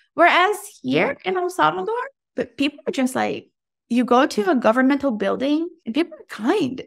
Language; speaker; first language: English; non-native, fluent; Portuguese